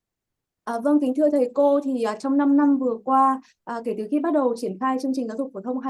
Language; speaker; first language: Vietnamese; native; Vietnamese